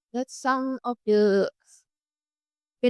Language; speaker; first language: English; non-native, fluent; Indonesian